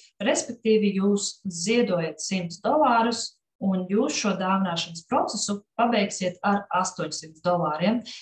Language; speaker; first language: Latvian; non-native, local second language; Russian